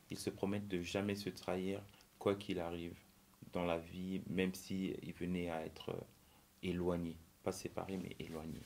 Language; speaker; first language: French; early bilingual, other home language; Lingala